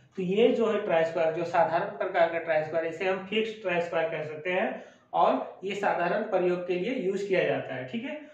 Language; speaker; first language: Hindi; native; Hindi